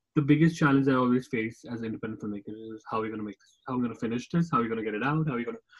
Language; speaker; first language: English; non-native, local second language; Kashmiri